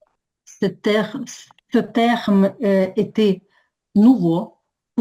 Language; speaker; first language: French; non-native, fluent; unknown